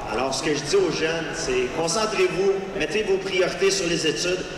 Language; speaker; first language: French; native; French